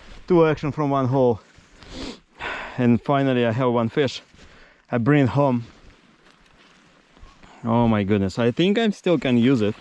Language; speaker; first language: English; non-native, learner; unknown